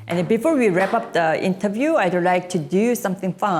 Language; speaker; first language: English; non-native, learner; Korean